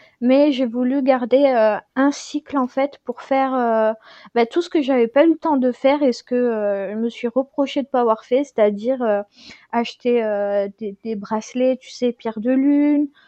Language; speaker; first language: French; native; French